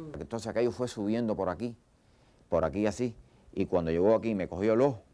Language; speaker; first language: Spanish; native; Spanish